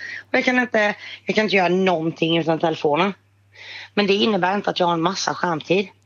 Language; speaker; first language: Swedish; native; Swedish